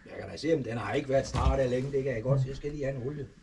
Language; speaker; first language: Danish; native; Danish